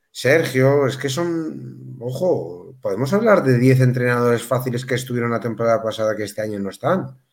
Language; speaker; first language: Spanish; native; Spanish